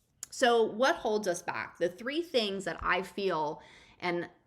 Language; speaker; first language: English; native; English